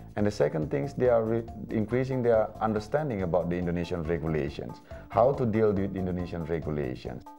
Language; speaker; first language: English; non-native, fluent; Indonesian